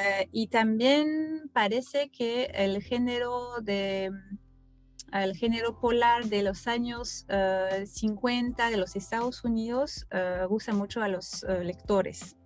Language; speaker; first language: Spanish; non-native, fluent; French